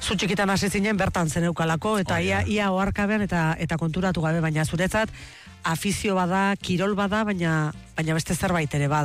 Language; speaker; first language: Basque; native; Basque